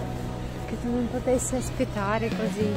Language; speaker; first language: Italian; non-native, learner; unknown